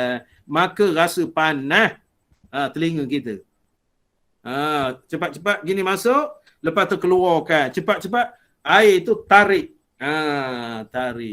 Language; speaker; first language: Malay; native; Malay